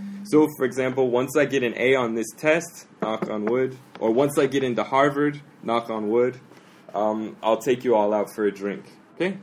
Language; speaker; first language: English; native; English